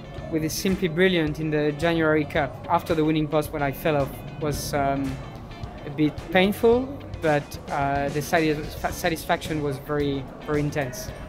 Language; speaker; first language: English; non-native, fluent; French